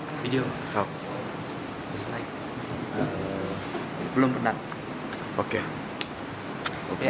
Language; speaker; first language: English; non-native, local second language; Malay